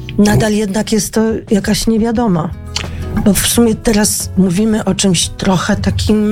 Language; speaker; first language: Polish; native; Polish